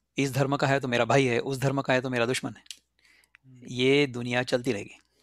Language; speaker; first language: Hindi; native; Hindi